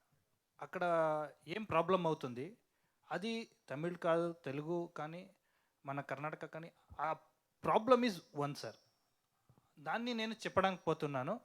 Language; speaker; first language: Telugu; non-native, learner; Kannada